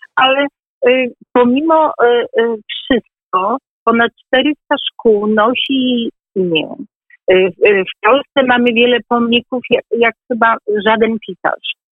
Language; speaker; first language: Polish; native; Polish